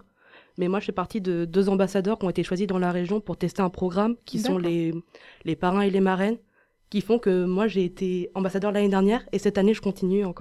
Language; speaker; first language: French; native; French